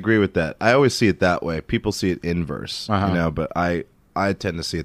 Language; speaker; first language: English; native; English